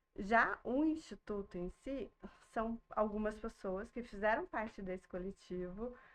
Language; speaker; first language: Portuguese; early bilingual, heritage; Portuguese